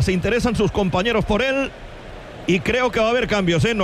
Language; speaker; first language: Spanish; native; Spanish